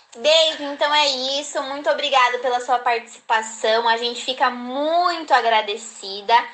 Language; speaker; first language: Portuguese; native; Portuguese